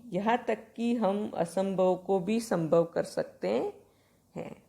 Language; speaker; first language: Hindi; non-native, local second language; Gujarati